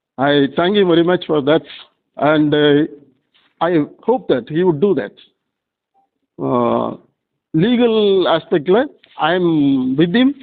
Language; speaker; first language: English; non-native, local second language; Tamil